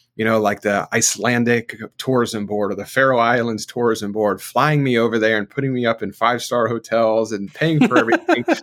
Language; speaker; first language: English; native; English